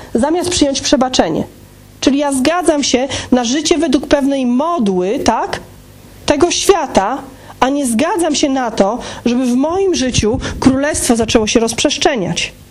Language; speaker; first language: Polish; native; Polish